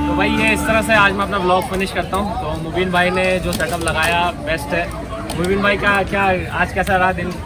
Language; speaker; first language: Urdu; native; Urdu